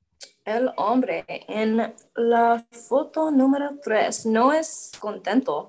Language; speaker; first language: Spanish; non-native, learner; English